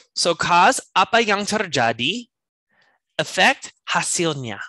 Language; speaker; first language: Indonesian; non-native, learner; English